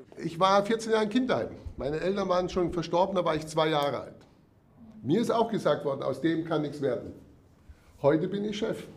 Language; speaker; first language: German; native; German